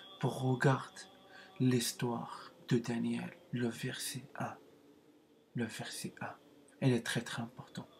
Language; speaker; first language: French; non-native, learner; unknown